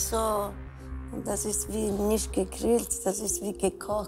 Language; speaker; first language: German; non-native, learner; Spanish